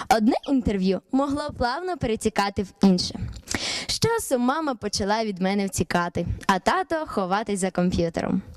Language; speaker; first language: Ukrainian; native; Ukrainian